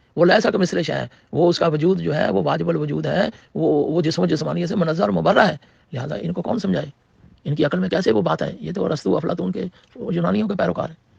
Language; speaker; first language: Urdu; non-native, local second language; Punjabi